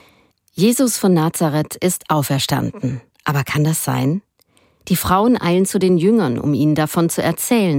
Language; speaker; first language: German; native; German